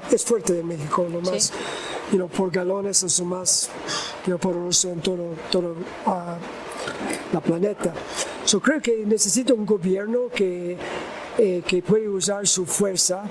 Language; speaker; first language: Spanish; non-native, learner; English